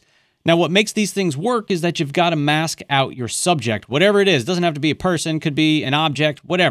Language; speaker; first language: English; native; English